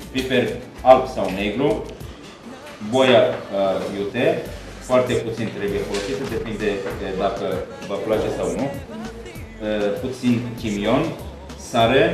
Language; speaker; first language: Romanian; non-native, learner; Turkish